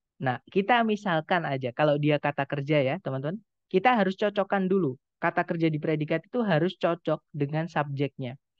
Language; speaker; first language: Indonesian; non-native, local second language; Javanese